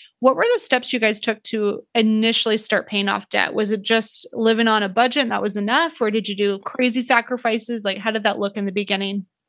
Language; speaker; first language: English; native; English